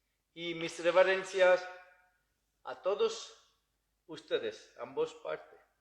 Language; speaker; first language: Spanish; non-native, learner; Bangla